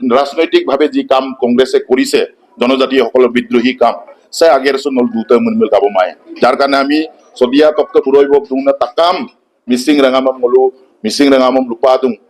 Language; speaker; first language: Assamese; non-native, local second language; Mising